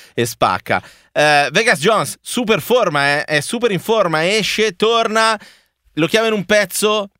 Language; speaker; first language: Italian; native; Italian